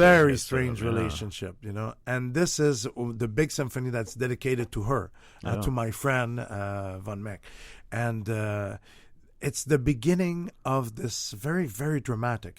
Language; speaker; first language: English; non-native, fluent; French